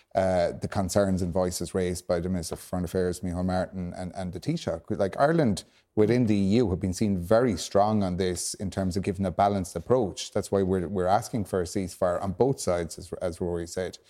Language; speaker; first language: English; native; English